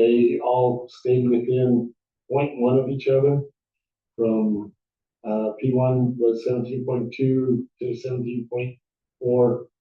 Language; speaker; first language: English; native; English